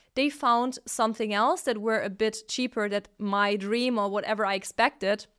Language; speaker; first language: English; non-native, fluent; Italian